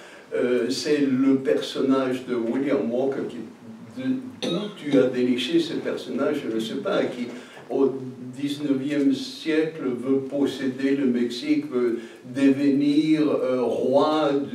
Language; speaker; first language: French; non-native, fluent; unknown